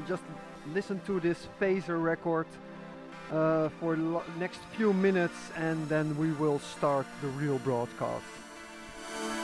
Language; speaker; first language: English; non-native, fluent; Dutch